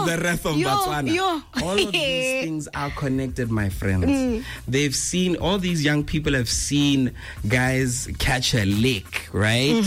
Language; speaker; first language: English; non-native, local second language; Tswana